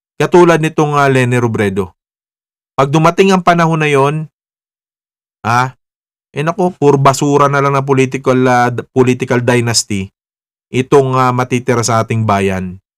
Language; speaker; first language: Filipino; native; Filipino